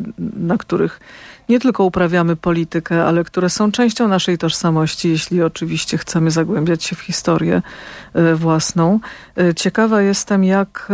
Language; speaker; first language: Polish; native; Polish